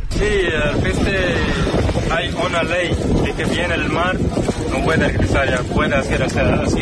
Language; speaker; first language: Spanish; non-native, learner; Arabic